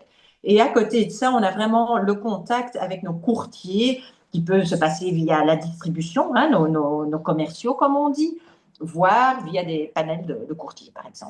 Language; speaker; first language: French; native; French